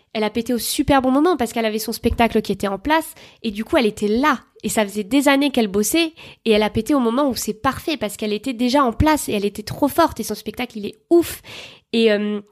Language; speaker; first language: French; native; French